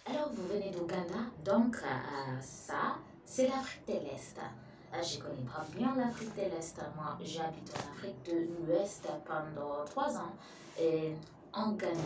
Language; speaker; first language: French; non-native, fluent; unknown